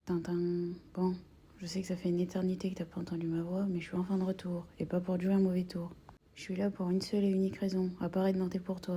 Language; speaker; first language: French; native; French